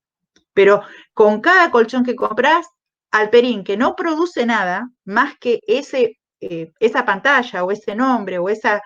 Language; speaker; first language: Spanish; native; Spanish